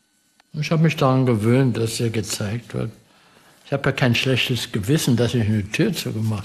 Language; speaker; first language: German; early bilingual, heritage; German